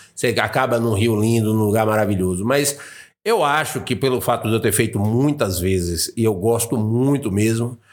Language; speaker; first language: Portuguese; native; Portuguese